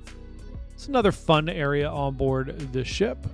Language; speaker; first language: English; native; English